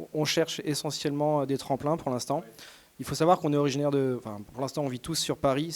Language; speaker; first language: French; native; French